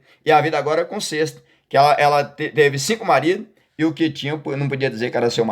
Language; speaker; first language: Portuguese; native; Portuguese